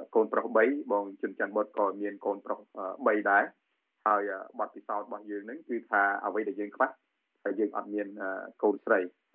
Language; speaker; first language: Khmer; native; Khmer